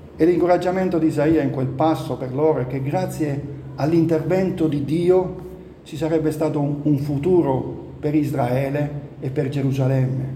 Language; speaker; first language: Italian; native; Italian